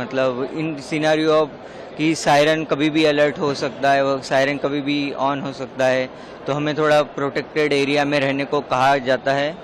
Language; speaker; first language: Hindi; native; Hindi